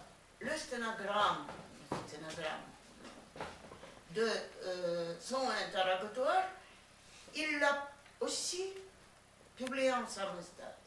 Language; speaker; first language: French; non-native, fluent; Russian